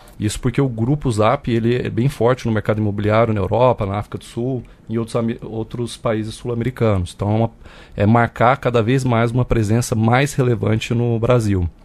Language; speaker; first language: Portuguese; native; Portuguese